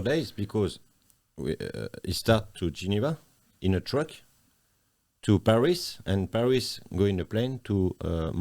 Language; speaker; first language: English; non-native, learner; French